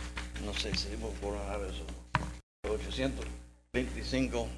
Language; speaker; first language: Spanish; non-native, learner; English